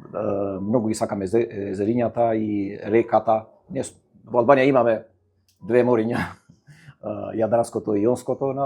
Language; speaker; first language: Macedonian; non-native, fluent; Albanian